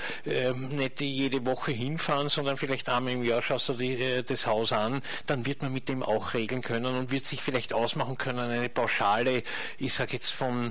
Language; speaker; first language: German; native; German